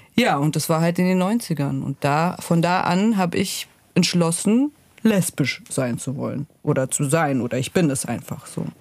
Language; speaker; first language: German; early bilingual, other home language; Russian